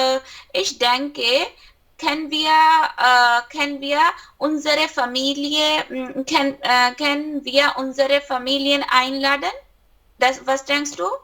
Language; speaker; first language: German; non-native, learner; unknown